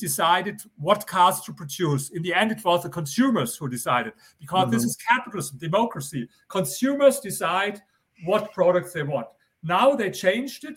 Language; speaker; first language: English; non-native, fluent; German